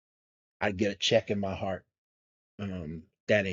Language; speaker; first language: English; native; English